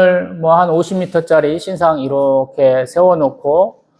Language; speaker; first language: Korean; native; Korean